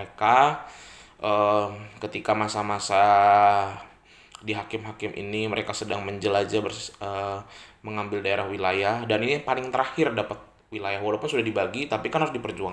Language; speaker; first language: Indonesian; native; Indonesian